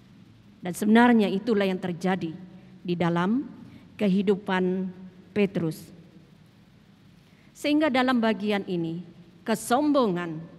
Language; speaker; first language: Indonesian; native; Indonesian